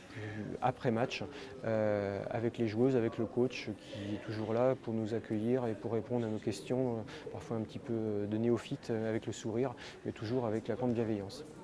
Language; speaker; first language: French; native; French